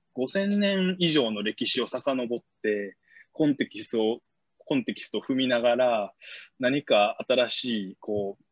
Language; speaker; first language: Japanese; native; Japanese